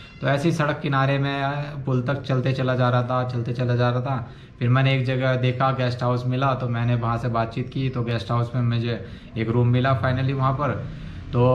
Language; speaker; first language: Hindi; native; Hindi